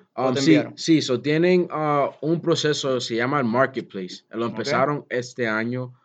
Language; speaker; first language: Spanish; early bilingual, heritage; Spanish